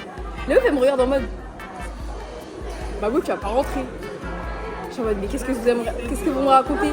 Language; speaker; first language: French; native; French